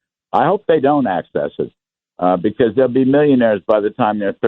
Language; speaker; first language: English; native; English